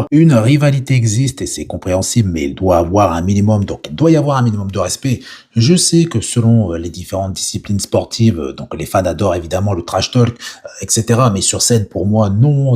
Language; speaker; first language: French; native; French